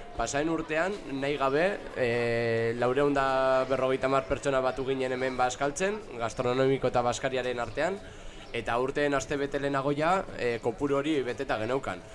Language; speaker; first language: Basque; non-native, local second language; Spanish